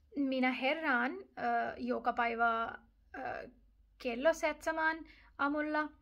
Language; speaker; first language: Finnish; non-native, learner; Punjabi